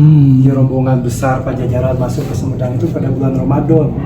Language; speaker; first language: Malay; non-native, local second language; Sundanese